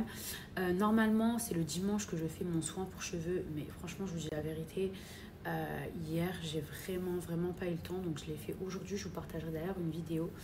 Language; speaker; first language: French; native; French